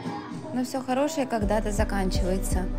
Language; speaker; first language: Russian; native; Russian